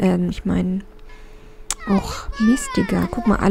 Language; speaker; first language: German; native; German